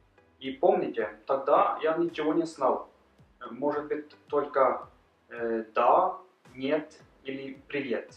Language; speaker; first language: Russian; non-native, learner; Norwegian